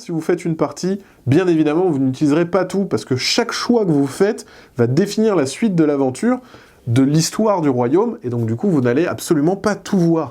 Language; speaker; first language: French; native; French